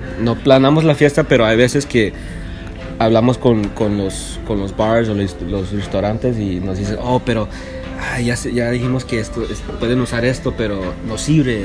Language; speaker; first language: Spanish; early bilingual, heritage; Spanish